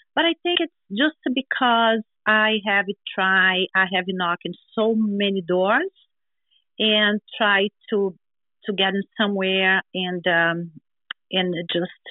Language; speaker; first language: English; non-native, learner; Portuguese